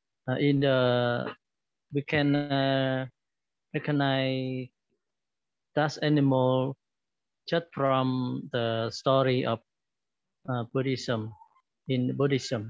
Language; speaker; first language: English; non-native, learner; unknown